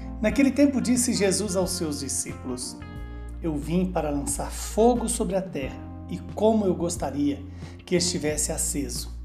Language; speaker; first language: Portuguese; native; Portuguese